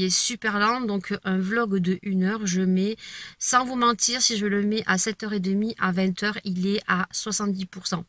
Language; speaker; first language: French; native; French